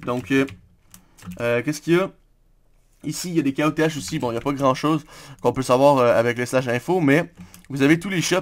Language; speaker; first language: French; native; French